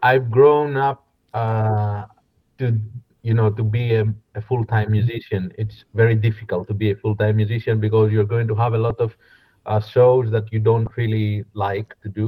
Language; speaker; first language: English; non-native, fluent; Greek